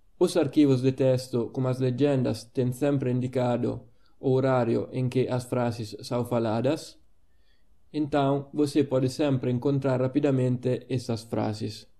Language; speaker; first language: Portuguese; non-native, fluent; Italian